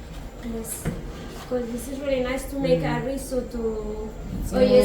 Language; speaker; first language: English; non-native, learner; French